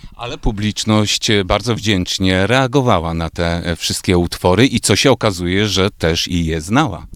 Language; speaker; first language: Polish; native; Polish